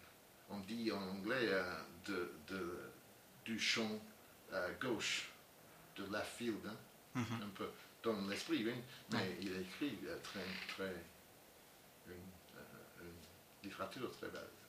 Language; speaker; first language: French; non-native, learner; English